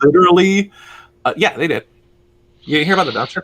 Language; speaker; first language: English; native; English